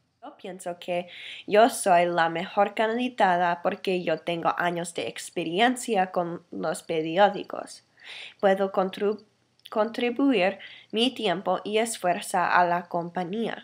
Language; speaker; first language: Spanish; non-native, learner; English